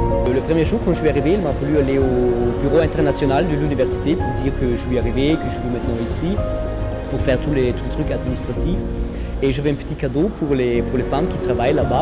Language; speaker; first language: French; non-native, fluent; German